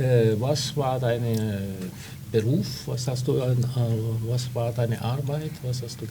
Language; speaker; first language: German; non-native, fluent; Portuguese